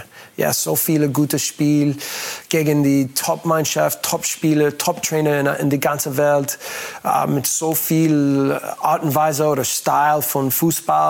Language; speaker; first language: German; non-native, learner; English